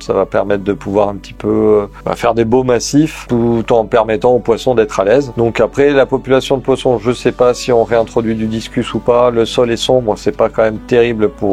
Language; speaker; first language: French; native; French